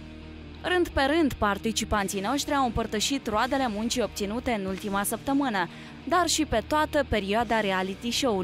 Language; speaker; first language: Romanian; native; Romanian